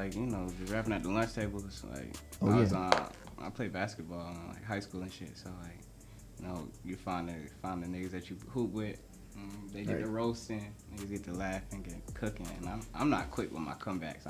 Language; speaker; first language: English; native; English